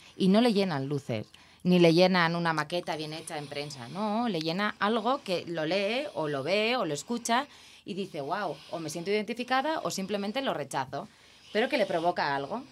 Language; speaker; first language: Spanish; native; Spanish